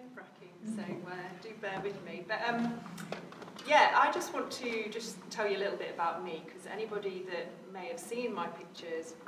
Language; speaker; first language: English; native; English